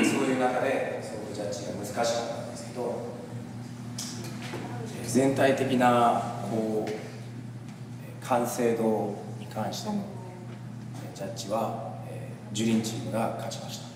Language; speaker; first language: Japanese; non-native, fluent; Korean